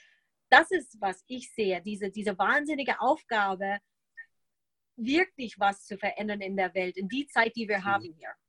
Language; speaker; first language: German; non-native, fluent; English